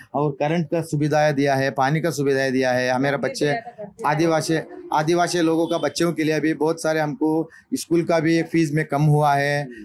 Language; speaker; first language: Hindi; non-native, local second language; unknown